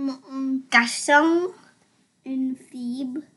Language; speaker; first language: French; non-native, learner; English